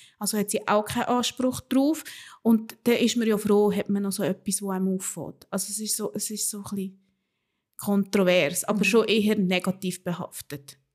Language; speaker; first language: German; early bilingual, other home language; Spanish